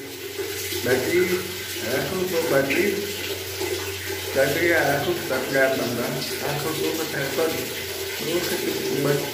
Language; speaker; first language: Indonesian; non-native, learner; Vietnamese